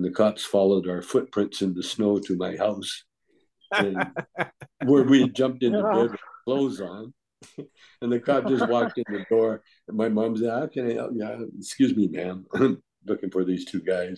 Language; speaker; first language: English; native; English